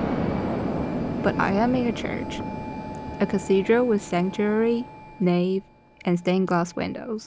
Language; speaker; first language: English; non-native, fluent; Chinese